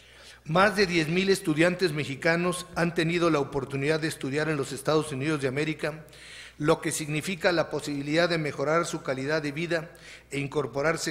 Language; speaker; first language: Spanish; native; Spanish